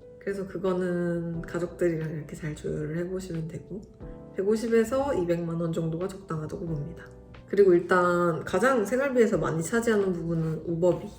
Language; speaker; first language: Korean; native; Korean